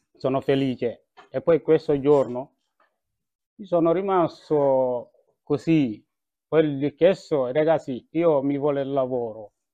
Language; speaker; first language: Italian; non-native, learner; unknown